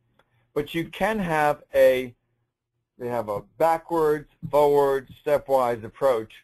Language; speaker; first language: English; native; English